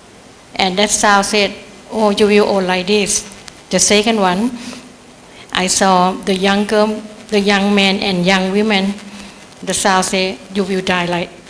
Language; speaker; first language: English; non-native, learner; Thai